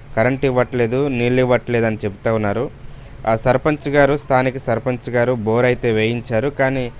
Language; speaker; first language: Telugu; native; Telugu